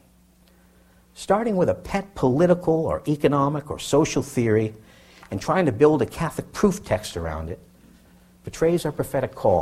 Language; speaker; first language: English; native; English